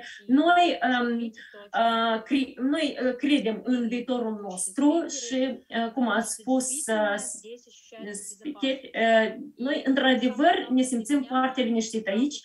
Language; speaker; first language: Romanian; early bilingual, heritage; Romanian